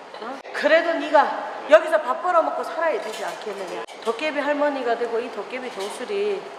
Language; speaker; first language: Korean; native; Korean